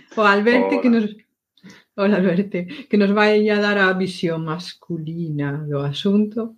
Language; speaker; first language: Galician; non-native, local second language; Spanish